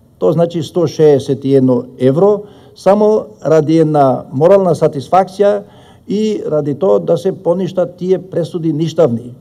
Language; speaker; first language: Macedonian; non-native, local second language; Albanian